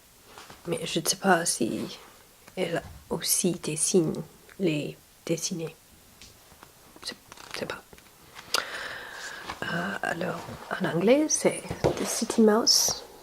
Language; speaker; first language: French; non-native, learner; English